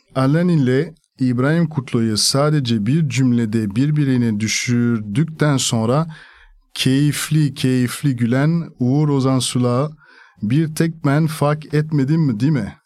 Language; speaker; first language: Turkish; non-native, fluent; French